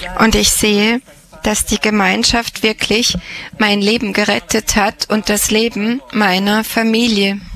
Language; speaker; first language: German; non-native, fluent; Croatian